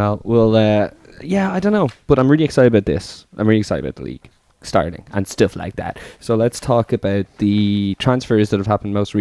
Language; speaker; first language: English; native; English